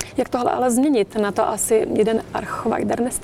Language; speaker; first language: Czech; native; Czech